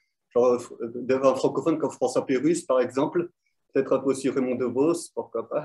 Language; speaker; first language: French; non-native, fluent; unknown